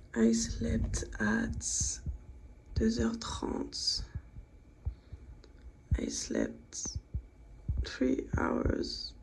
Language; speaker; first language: English; non-native, learner; French